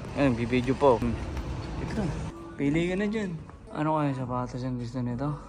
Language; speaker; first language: Filipino; native; Filipino